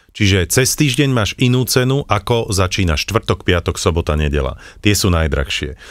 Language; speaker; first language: Slovak; native; Slovak